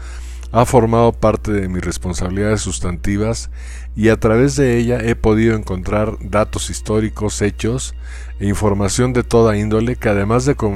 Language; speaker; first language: Spanish; native; Spanish